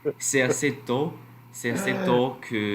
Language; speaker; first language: French; non-native, learner; English